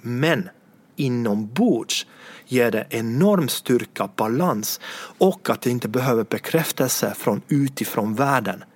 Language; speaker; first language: Swedish; non-native, fluent; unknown